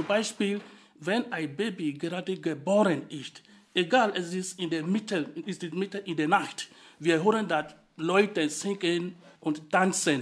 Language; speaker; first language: German; non-native, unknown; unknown